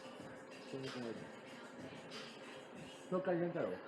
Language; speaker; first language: Spanish; native; Spanish